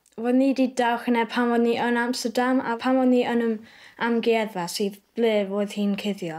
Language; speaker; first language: Welsh; non-native, local second language; English